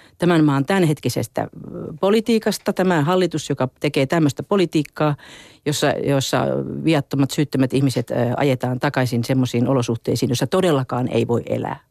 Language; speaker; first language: Finnish; native; Finnish